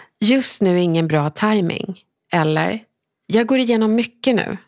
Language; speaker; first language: Swedish; native; Swedish